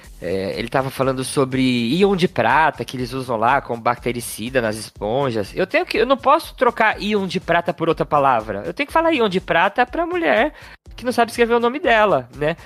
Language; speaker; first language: Portuguese; native; Portuguese